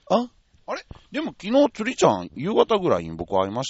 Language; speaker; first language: Japanese; native; Japanese